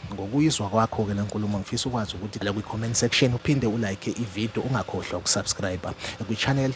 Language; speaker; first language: Zulu; native; Zulu